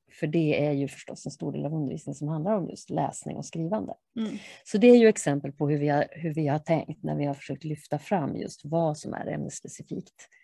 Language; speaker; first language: Swedish; native; Swedish